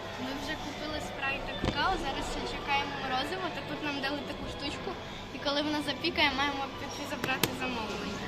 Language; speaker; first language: Ukrainian; native; Ukrainian